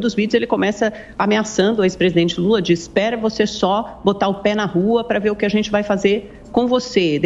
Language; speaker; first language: Portuguese; native; Portuguese